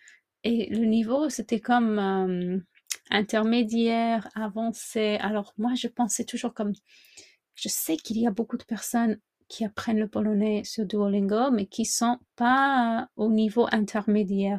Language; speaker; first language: French; non-native, fluent; English